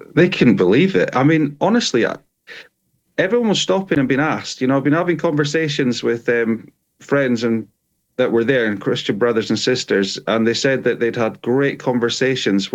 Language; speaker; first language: English; native; English